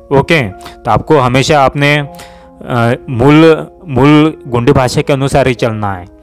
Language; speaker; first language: Hindi; non-native, local second language; Gondi